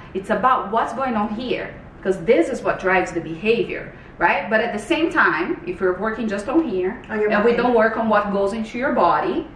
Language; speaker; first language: English; non-native, fluent; Portuguese